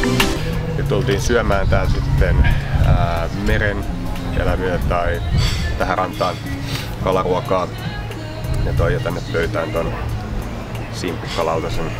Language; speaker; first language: Finnish; native; Finnish